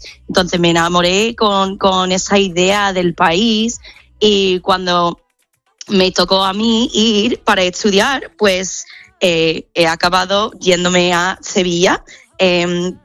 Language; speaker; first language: Spanish; non-native, fluent; English